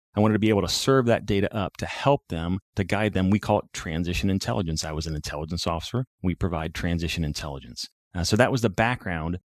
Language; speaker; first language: English; native; English